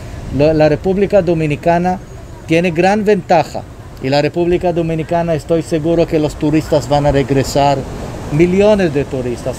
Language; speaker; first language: Spanish; non-native, fluent; Hebrew